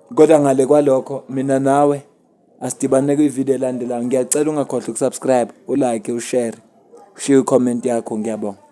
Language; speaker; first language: Zulu; native; Zulu